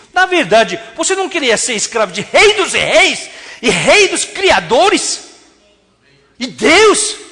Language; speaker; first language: Portuguese; non-native, fluent; Korean